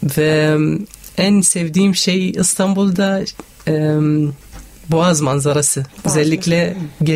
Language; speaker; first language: Turkish; non-native, fluent; Arabic